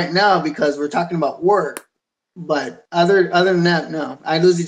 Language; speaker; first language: English; native; English